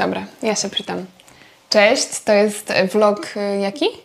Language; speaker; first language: Polish; native; Polish